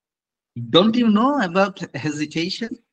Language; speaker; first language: English; non-native, fluent; Bangla